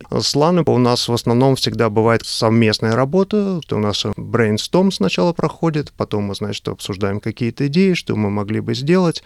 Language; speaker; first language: Russian; native; Russian